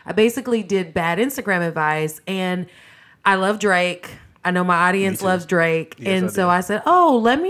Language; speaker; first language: English; native; English